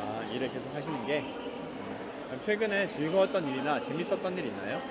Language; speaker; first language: Korean; native; Korean